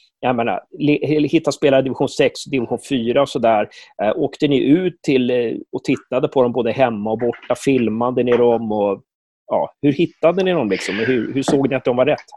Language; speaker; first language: Swedish; native; Swedish